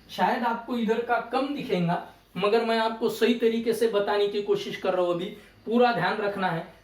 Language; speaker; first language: Hindi; non-native, local second language; Marathi